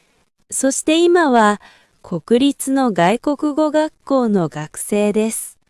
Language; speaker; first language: Japanese; non-native, fluent; Korean